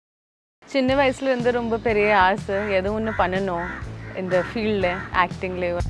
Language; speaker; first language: Tamil; non-native, local second language; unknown